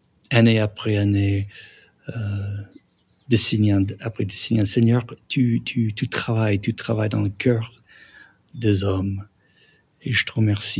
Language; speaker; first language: French; non-native, fluent; English